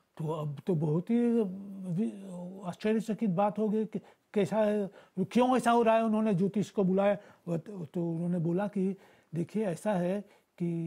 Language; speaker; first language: Hindi; early bilingual, heritage; Bhojpuri